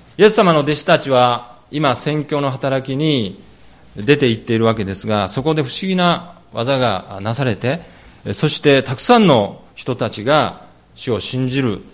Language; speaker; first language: Japanese; native; Japanese